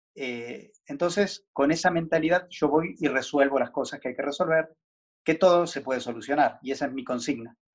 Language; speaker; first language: Spanish; native; Spanish